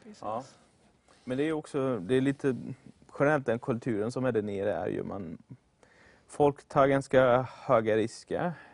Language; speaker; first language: Swedish; non-native, fluent; German